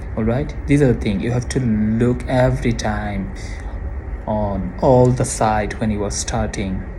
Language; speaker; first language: English; non-native, local second language; Sylheti